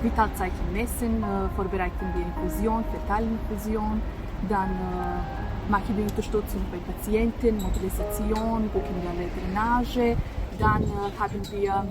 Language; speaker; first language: German; non-native, learner; Serbian